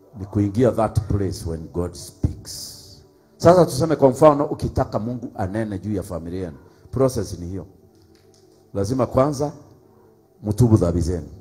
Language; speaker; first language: Swahili; non-native, local second language; Kikuyu